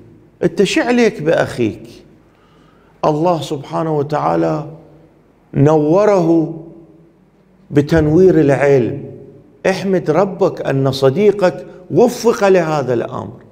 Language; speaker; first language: Arabic; non-native, fluent; Persian